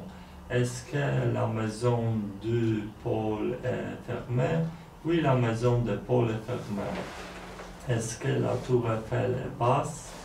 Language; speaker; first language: French; non-native, learner; Polish